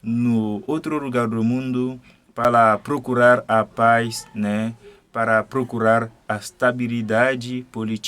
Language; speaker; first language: Portuguese; non-native, fluent; Haitian Creole